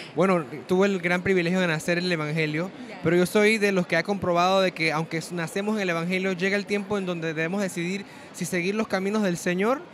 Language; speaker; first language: Spanish; native; Spanish